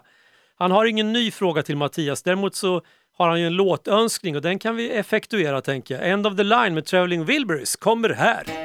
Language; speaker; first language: Swedish; native; Swedish